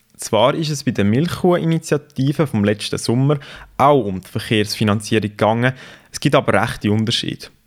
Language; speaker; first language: German; native; German